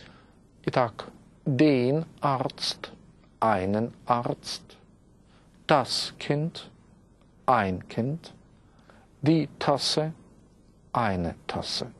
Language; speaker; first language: German; non-native, fluent; Russian